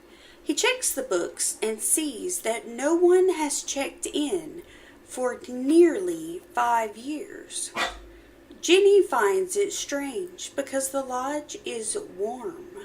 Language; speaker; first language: English; native; English